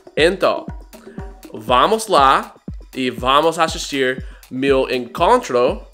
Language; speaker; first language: Portuguese; non-native, learner; English